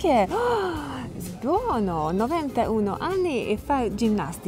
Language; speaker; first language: Italian; non-native, learner; Hungarian